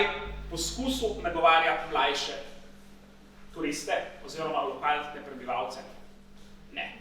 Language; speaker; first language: Slovenian; native; Slovenian